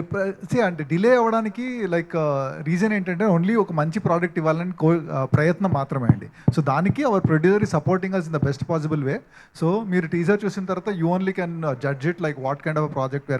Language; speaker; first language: Telugu; native; Telugu